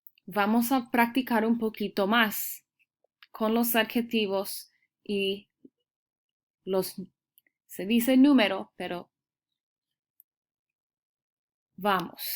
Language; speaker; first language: Spanish; early bilingual, heritage; Spanish